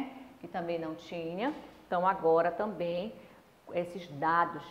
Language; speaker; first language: Portuguese; native; Portuguese